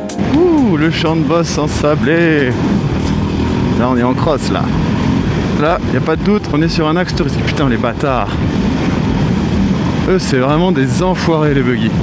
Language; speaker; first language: French; native; French